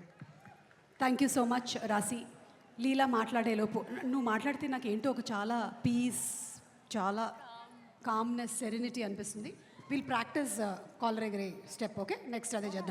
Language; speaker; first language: Telugu; native; Telugu